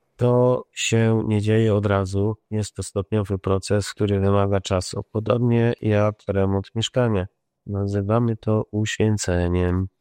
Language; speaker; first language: Polish; native; Polish